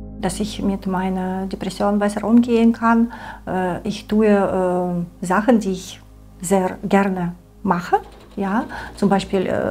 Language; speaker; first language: German; non-native, learner; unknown